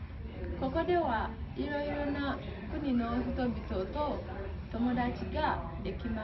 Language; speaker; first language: Japanese; non-native, learner; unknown